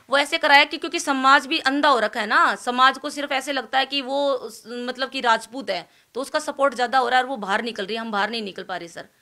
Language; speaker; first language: Hindi; native; Hindi